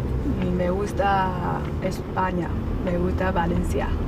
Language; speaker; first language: Spanish; non-native, learner; Chinese